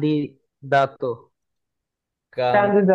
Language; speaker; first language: Italian; non-native, learner; Bangla